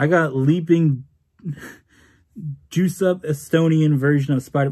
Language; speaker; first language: English; native; English